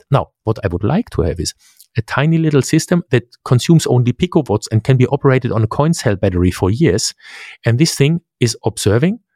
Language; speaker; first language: English; non-native, fluent; German